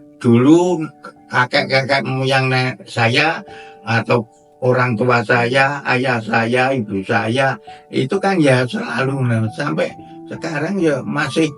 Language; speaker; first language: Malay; non-native, local second language; Javanese